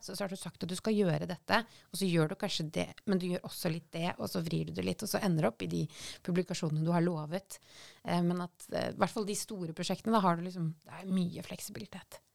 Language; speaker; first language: Norwegian; native; Norwegian